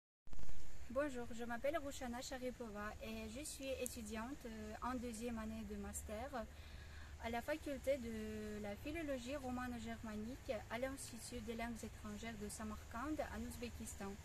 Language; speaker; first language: French; non-native, fluent; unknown